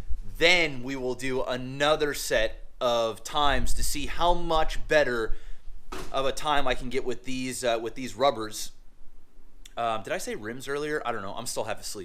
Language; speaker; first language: English; native; English